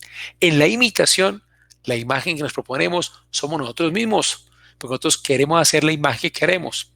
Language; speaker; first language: Spanish; native; Spanish